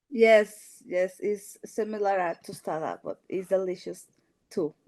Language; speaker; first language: English; non-native, learner; Spanish